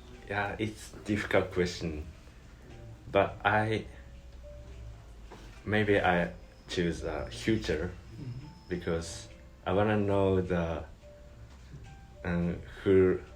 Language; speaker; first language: English; non-native, learner; Japanese